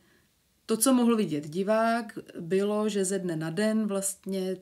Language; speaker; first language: Czech; native; Czech